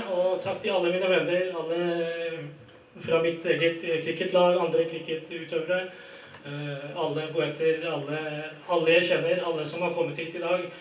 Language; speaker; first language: Norwegian; early bilingual, other home language; Urdu